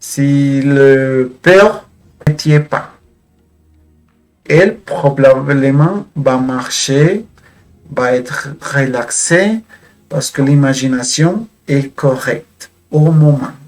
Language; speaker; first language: French; non-native, fluent; Spanish